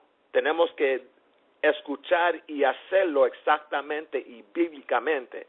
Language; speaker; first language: Spanish; early bilingual, heritage; English